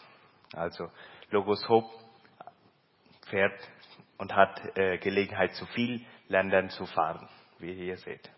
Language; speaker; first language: German; early bilingual, heritage; Plautdietsch